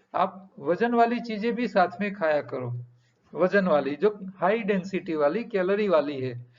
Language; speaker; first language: Hindi; non-native, local second language; Gujarati